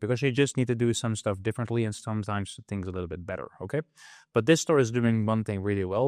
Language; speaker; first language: English; non-native, fluent; Dutch